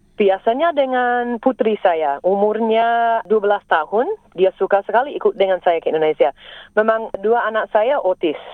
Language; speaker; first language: Indonesian; non-native, fluent; English